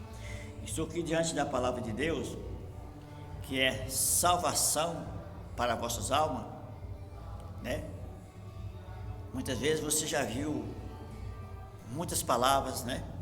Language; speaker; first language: Portuguese; native; Portuguese